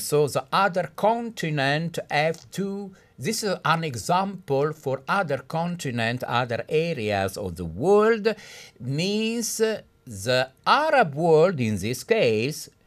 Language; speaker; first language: English; non-native, fluent; Italian